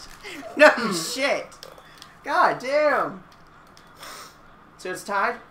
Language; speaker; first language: English; native; English